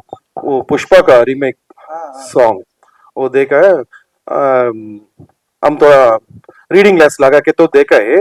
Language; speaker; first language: Hindi; non-native, local second language; Telugu